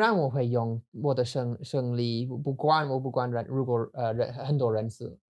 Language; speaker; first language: Chinese; non-native, learner; English